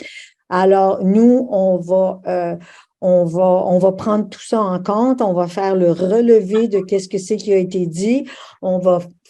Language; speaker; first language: French; native; French